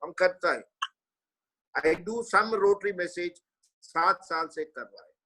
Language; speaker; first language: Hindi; non-native, local second language; Telugu